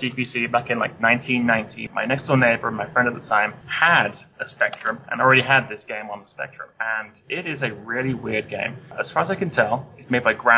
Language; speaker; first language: English; native; English